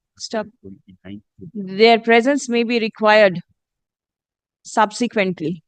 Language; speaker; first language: English; non-native, local second language; Bangla